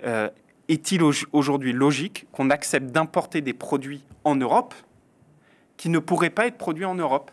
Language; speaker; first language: French; native; French